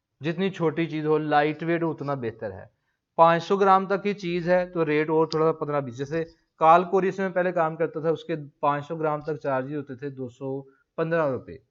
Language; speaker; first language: Urdu; non-native, local second language; Punjabi